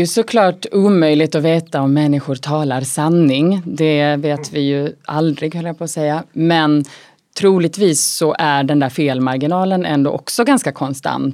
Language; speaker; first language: Swedish; native; Swedish